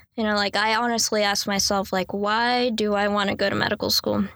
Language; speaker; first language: English; native; English